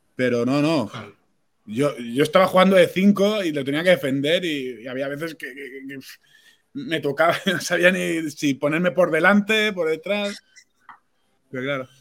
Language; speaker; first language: Spanish; non-native, local second language; Catalan